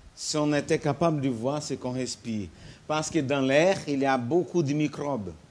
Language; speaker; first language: French; non-native, fluent; Portuguese